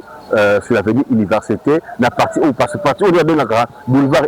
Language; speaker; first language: French; non-native, local second language; Lingala